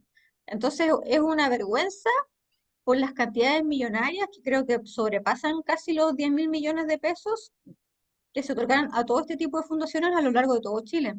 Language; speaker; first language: Spanish; native; Spanish